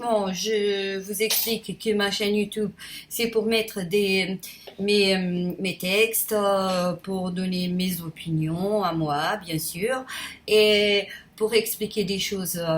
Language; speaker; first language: French; non-native, fluent; Portuguese